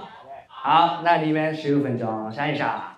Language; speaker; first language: Chinese; non-native, fluent; Japanese